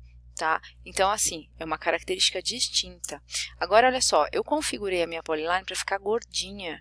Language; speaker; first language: Portuguese; native; Portuguese